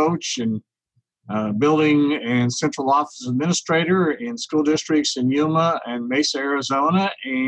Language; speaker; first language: English; native; English